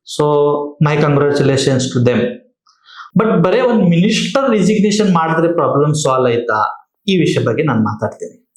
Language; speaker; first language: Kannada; non-native, local second language; Marathi